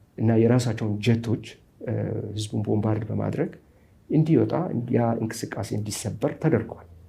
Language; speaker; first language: Amharic; non-native, local second language; Somali